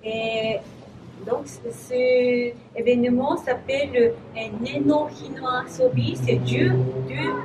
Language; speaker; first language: French; non-native, learner; Japanese